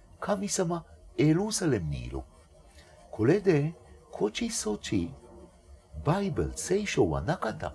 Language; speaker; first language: Japanese; non-native, fluent; Hebrew